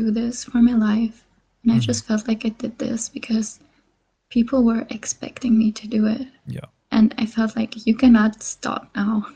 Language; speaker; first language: English; non-native, fluent; German